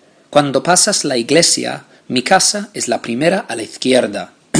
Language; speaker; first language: Spanish; non-native, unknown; English